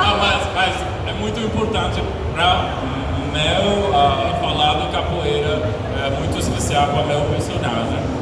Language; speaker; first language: Portuguese; non-native, learner; Spanish